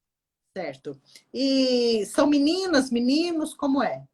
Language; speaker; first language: Portuguese; native; Portuguese